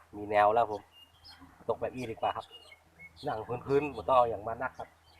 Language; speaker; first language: Thai; native; Thai